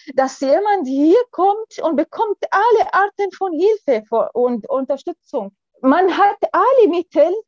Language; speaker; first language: German; non-native, fluent; Arabic